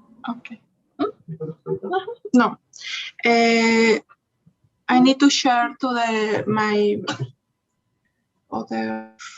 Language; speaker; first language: English; non-native, learner; Spanish